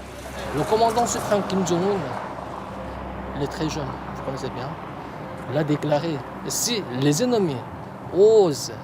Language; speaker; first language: French; non-native, fluent; Korean